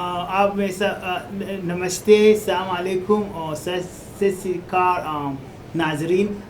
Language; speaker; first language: Hindi; non-native, learner; Arabic